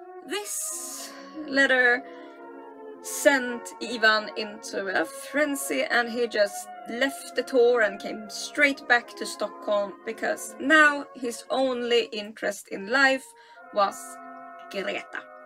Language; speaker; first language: English; non-native, fluent; Swedish